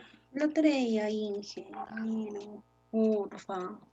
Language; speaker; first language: Spanish; native; Spanish